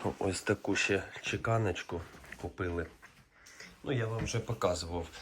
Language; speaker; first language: Ukrainian; non-native, local second language; Russian